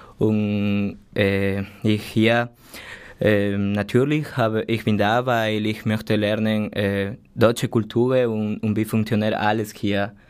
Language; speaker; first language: German; non-native, learner; Spanish